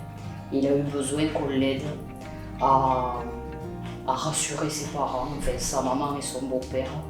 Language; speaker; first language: French; native; French